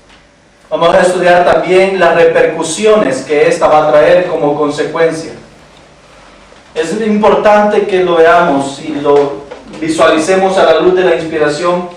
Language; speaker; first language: Spanish; native; Spanish